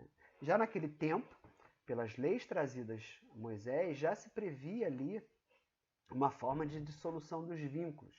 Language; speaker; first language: Portuguese; native; Portuguese